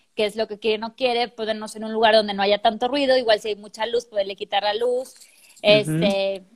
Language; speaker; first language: Spanish; native; Spanish